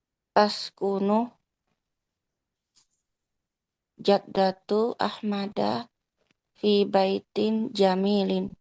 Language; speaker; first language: Arabic; non-native, learner; Indonesian